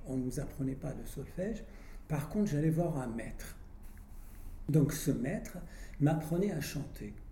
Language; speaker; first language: French; non-native, fluent; Persian